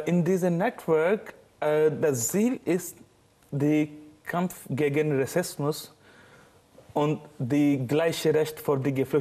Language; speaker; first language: German; non-native, learner; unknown